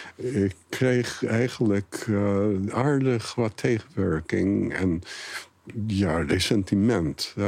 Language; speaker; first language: Dutch; non-native, fluent; English